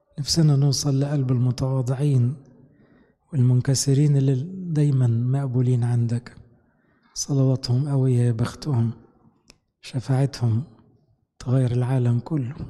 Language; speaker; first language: Arabic; native; Arabic